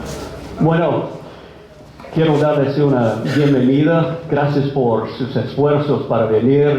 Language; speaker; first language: Spanish; non-native, fluent; English